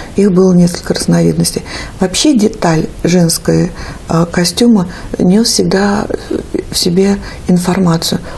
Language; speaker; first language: Russian; native; Russian